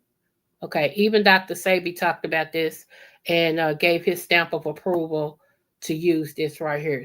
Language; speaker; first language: English; native; English